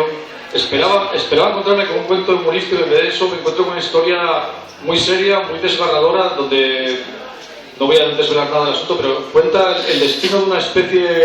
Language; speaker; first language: Spanish; native; Spanish